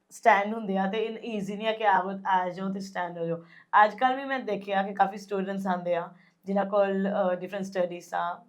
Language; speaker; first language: Punjabi; early bilingual, heritage; Punjabi